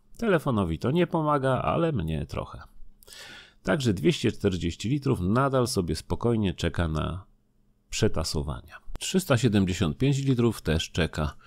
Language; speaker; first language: Polish; native; Polish